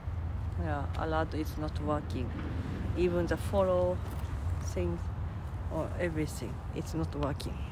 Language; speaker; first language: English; non-native, fluent; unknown